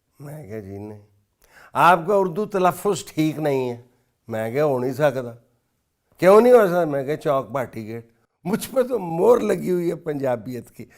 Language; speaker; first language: Urdu; non-native, local second language; Punjabi